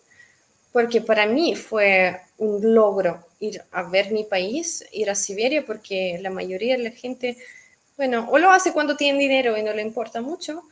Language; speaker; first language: Spanish; non-native, fluent; Russian